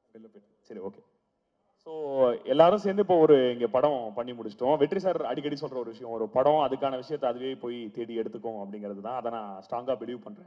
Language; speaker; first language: Tamil; native; Tamil